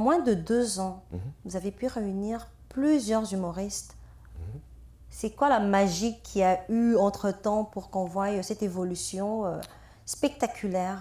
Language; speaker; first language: French; native; French